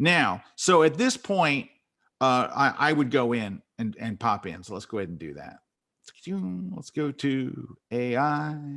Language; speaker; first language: English; native; English